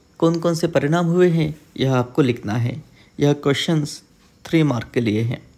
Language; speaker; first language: Hindi; non-native, local second language; Marathi